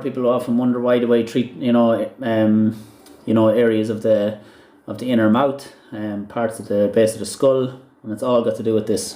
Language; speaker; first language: English; native; English